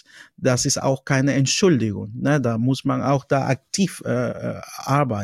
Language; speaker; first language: German; non-native, fluent; Spanish